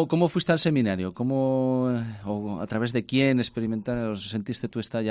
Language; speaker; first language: Spanish; native; Spanish